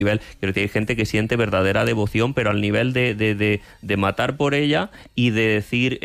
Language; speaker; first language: Spanish; native; Spanish